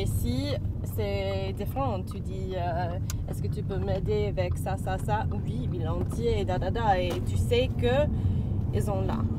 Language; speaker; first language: French; non-native, learner; English